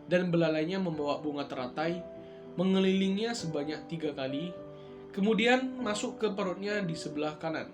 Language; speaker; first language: Indonesian; native; Indonesian